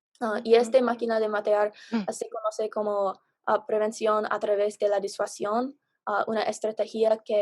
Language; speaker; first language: Spanish; non-native, fluent; English